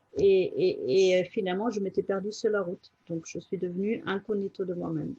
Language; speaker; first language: French; non-native, fluent; German